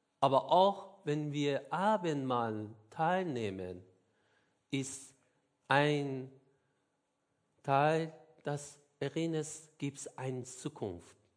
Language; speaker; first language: German; non-native, learner; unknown